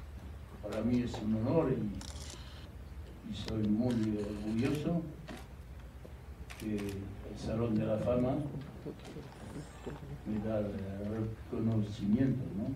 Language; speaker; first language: Spanish; non-native, fluent; French